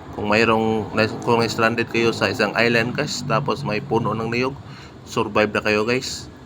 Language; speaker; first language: Filipino; non-native, local second language; Cebuano